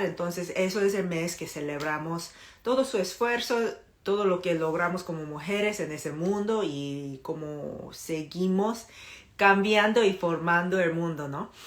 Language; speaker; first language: Spanish; non-native, fluent; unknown